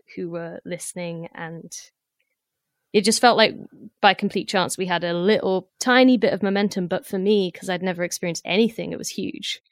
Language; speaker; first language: English; native; English